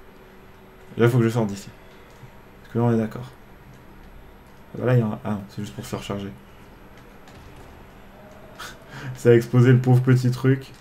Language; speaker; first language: French; native; French